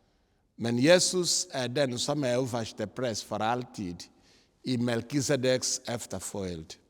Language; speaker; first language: Swedish; non-native, fluent; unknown